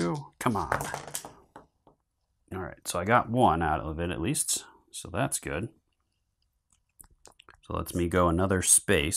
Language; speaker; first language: English; native; English